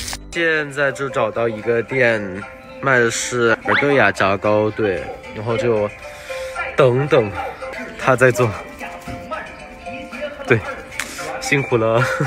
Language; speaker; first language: Chinese; non-native, fluent; Thai